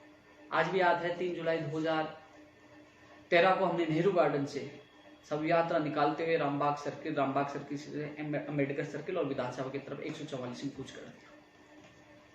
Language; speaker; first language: Hindi; native; Hindi